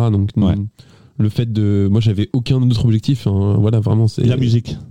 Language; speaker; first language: French; early bilingual, other home language; Italian